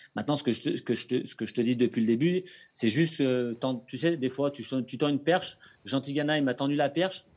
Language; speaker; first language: French; native; French